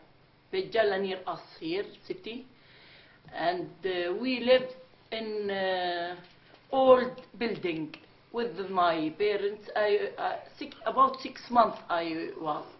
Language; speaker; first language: English; non-native, learner; Arabic